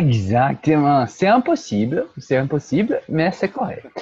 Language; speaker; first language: French; non-native, fluent; Portuguese